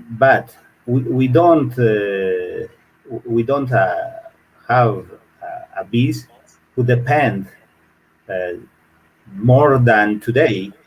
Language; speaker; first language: English; non-native, learner; Spanish